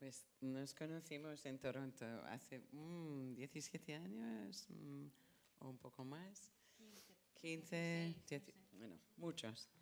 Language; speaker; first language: Spanish; non-native, fluent; English